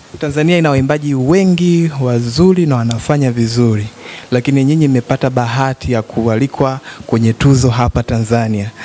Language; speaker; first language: Swahili; native; Swahili